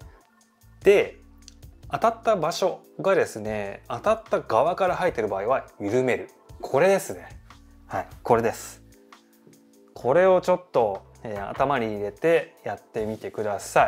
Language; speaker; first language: Japanese; native; Japanese